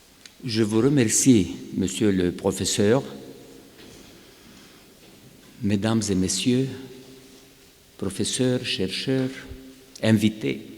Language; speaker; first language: French; non-native, fluent; Romanian